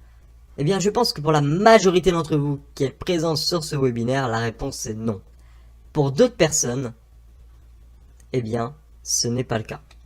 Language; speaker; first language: French; native; French